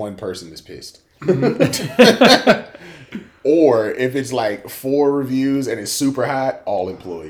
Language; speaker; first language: English; native; English